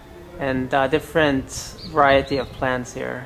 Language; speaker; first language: English; native; English